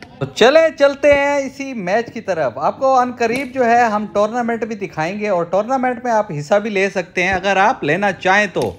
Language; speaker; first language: Urdu; native; Urdu